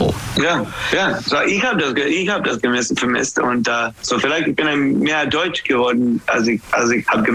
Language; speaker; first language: German; non-native, fluent; English